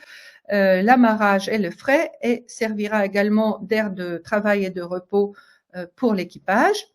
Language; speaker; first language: French; native; French